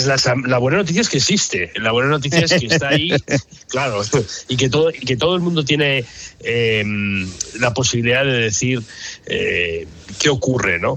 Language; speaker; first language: Spanish; native; Spanish